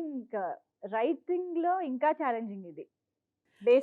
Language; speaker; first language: Telugu; native; Telugu